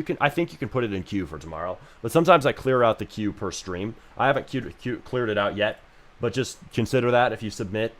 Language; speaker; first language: English; native; English